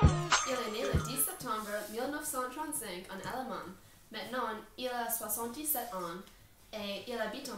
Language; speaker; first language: French; non-native, learner; English